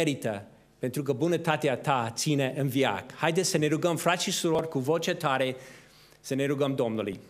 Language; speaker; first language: Romanian; non-native, fluent; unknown